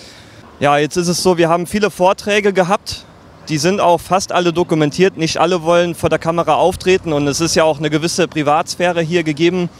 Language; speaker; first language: German; native; German